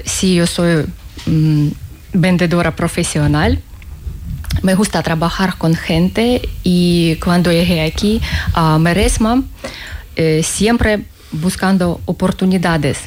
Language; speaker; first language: Spanish; non-native, learner; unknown